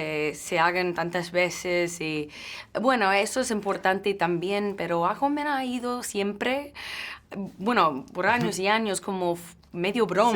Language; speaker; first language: Spanish; non-native, learner; English